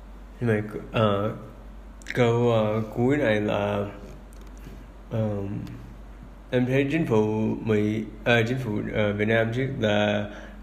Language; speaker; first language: Vietnamese; early bilingual, heritage; English